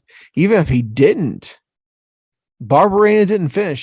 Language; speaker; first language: English; native; English